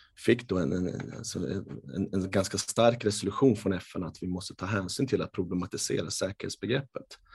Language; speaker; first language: Swedish; native; Swedish